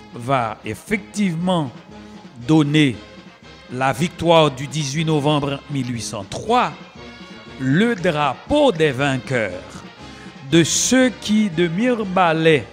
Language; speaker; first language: French; non-native, local second language; Haitian Creole